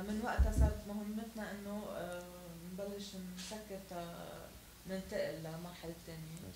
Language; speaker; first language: Arabic; native; Arabic